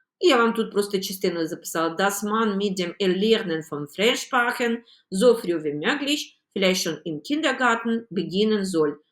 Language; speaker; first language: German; non-native, fluent; Ukrainian